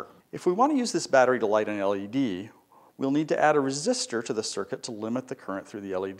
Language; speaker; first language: English; native; English